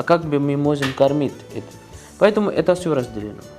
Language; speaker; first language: Russian; non-native, learner; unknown